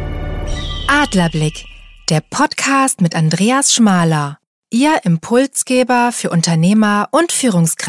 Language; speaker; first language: German; native; German